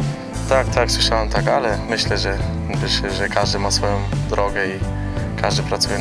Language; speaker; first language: Polish; early bilingual, heritage; Polish